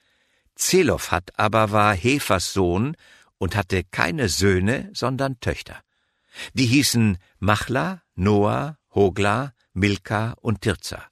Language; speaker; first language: German; native; German